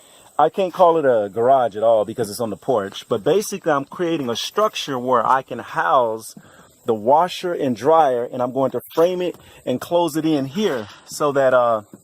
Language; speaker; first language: English; native; English